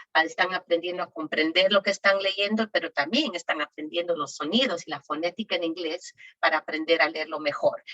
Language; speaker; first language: Spanish; native; Spanish